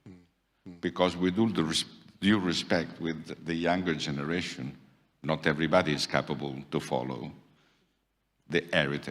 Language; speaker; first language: English; non-native, fluent; Italian